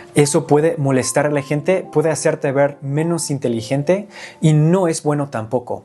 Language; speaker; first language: Spanish; non-native, fluent; English